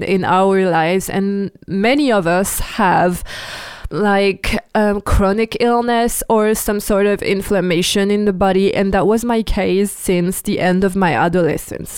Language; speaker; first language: English; non-native, fluent; French